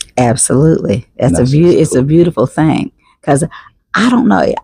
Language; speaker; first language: English; native; English